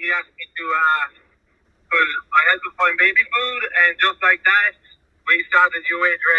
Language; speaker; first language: English; native; English